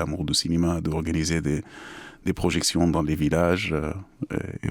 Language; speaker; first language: French; non-native, fluent; Arabic